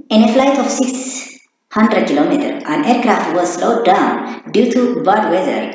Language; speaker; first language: English; non-native, local second language; Amharic